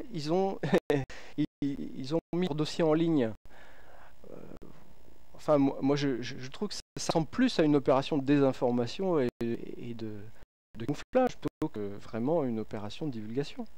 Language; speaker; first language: French; native; French